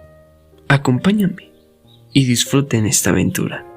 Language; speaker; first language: Spanish; native; Spanish